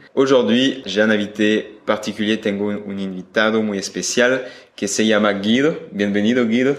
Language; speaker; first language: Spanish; non-native, fluent; French